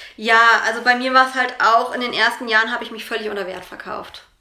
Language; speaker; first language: German; native; German